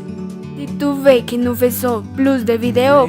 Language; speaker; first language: French; non-native, learner; Spanish